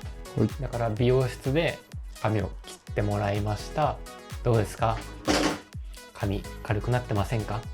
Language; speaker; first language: Japanese; native; Japanese